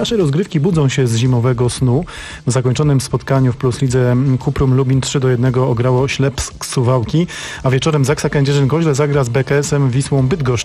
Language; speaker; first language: Polish; native; Polish